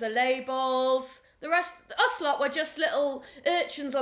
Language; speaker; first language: English; native; English